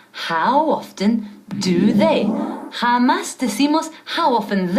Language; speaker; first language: English; non-native, fluent; Spanish